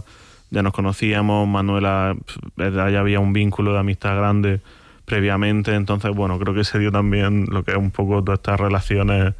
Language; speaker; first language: Spanish; native; Spanish